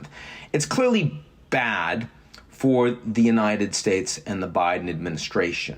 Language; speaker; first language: English; native; English